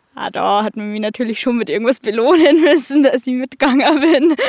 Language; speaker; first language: German; native; German